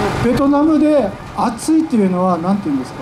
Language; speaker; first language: Japanese; native; Japanese